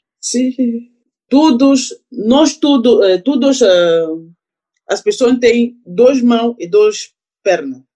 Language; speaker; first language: Portuguese; non-native, learner; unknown